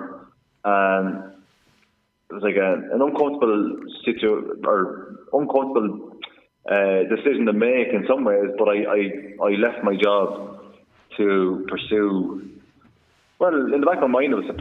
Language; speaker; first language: English; native; English